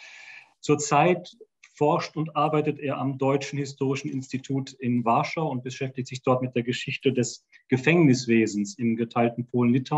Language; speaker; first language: German; native; German